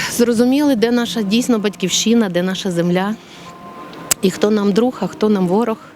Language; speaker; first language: Ukrainian; non-native, local second language; Russian